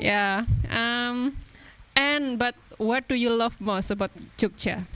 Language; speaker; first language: English; non-native, local second language; Indonesian